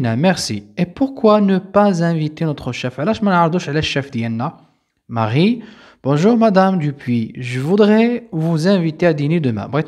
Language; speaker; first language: French; non-native, local second language; Arabic